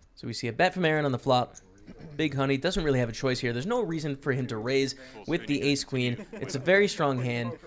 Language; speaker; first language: English; native; English